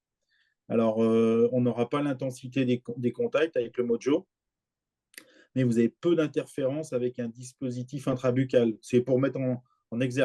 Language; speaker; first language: French; native; French